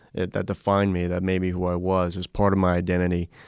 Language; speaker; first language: English; native; English